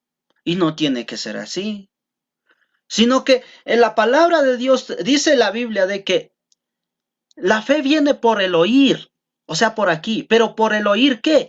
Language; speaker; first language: Spanish; native; Spanish